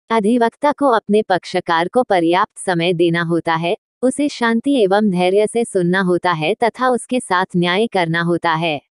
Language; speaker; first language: Hindi; native; Hindi